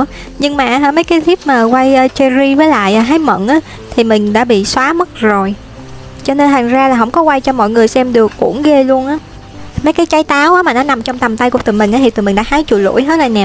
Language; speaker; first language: Vietnamese; native; Vietnamese